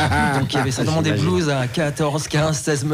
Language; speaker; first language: French; native; French